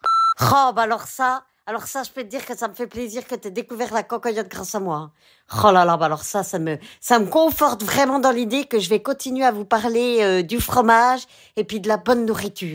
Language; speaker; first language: French; native; French